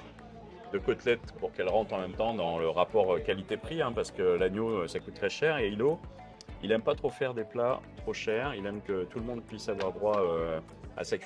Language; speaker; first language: French; native; French